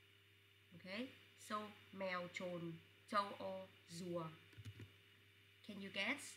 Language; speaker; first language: English; non-native, fluent; Vietnamese